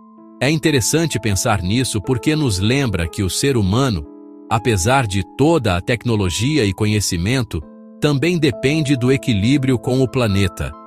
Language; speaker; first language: Portuguese; native; Portuguese